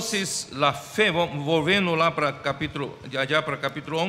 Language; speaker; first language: Spanish; non-native, fluent; Portuguese